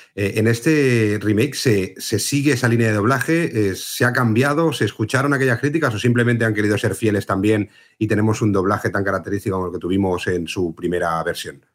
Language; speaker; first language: Spanish; native; Spanish